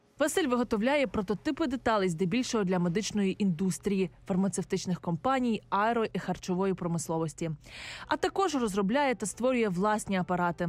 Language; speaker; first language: Ukrainian; native; Ukrainian